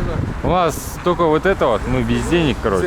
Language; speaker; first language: Russian; non-native, local second language; Kazakh